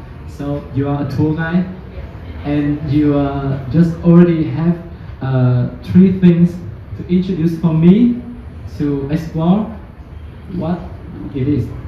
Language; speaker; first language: English; non-native, fluent; Vietnamese